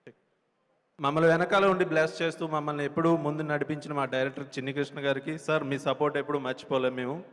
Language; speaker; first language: Telugu; native; Telugu